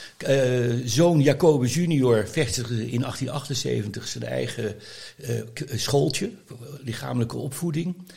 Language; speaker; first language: Dutch; native; Dutch